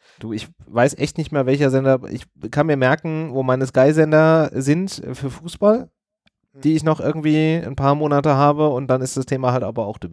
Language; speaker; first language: German; native; German